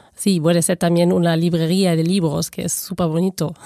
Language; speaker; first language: Spanish; non-native, fluent; German